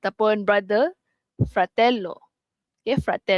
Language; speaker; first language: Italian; non-native, learner; Malay